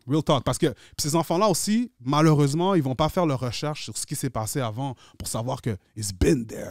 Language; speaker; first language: French; native; French